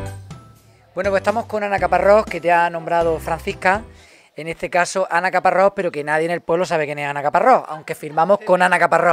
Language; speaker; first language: Spanish; native; Spanish